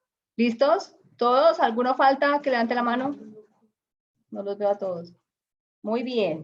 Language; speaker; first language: Spanish; native; Spanish